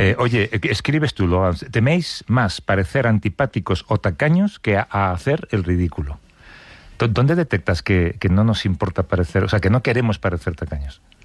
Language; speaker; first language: Spanish; native; Spanish